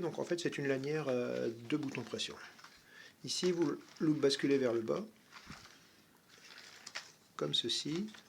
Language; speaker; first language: French; native; French